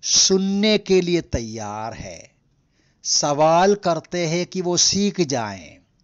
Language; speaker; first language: Hindi; non-native, local second language; Malayalam